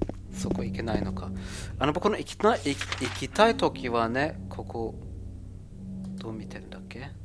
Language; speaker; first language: Japanese; non-native, learner; German